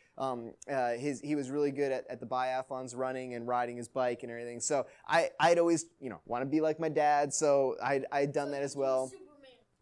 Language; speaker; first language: English; native; English